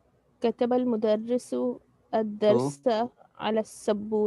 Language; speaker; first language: Arabic; non-native, learner; Urdu